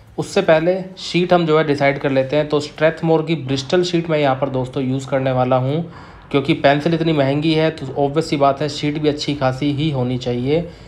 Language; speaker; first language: Hindi; native; Hindi